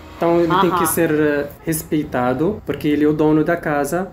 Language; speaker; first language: Portuguese; non-native, fluent; Arabic